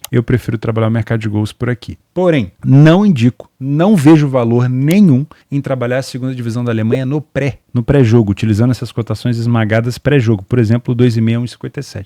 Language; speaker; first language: Portuguese; native; Portuguese